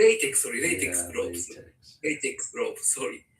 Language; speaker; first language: English; non-native, learner; Japanese